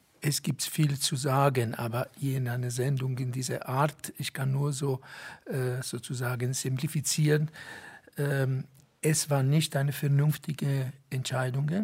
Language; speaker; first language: German; non-native, fluent; Italian